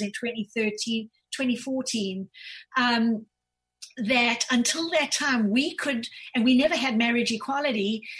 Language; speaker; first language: English; native; English